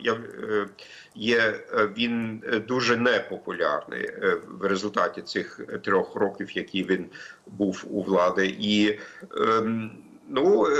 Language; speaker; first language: Ukrainian; non-native, fluent; German